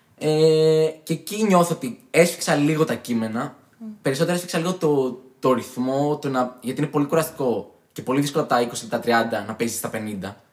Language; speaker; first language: Greek; native; Greek